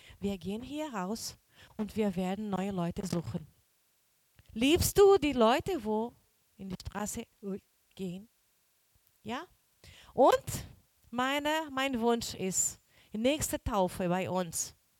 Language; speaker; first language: German; non-native, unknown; Portuguese